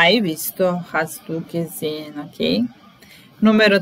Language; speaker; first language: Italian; non-native, fluent; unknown